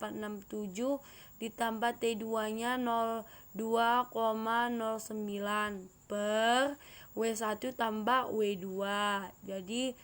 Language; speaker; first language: Indonesian; native; Indonesian